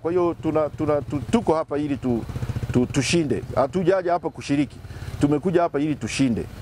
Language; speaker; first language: Swahili; native; Swahili